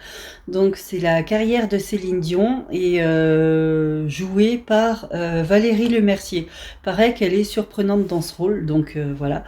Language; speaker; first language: French; native; French